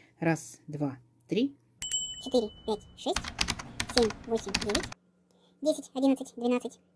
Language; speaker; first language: Russian; native; Russian